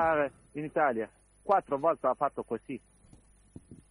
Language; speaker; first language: Italian; non-native, learner; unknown